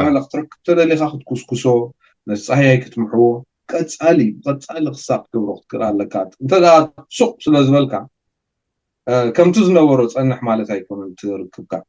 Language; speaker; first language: Tigrinya; native; Tigrinya